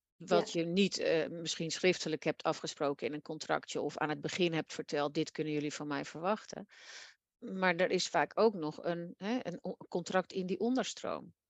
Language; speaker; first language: Dutch; native; Dutch